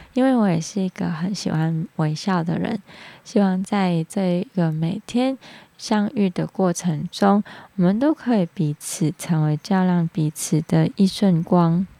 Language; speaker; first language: Chinese; non-native, local second language; Cantonese